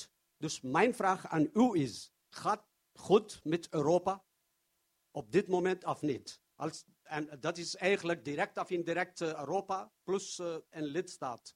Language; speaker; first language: Dutch; non-native, learner; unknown